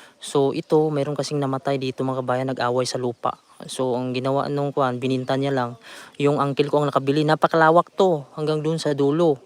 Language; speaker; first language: Filipino; non-native, local second language; Cebuano